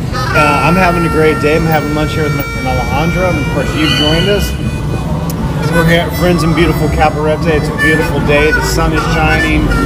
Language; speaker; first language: English; native; English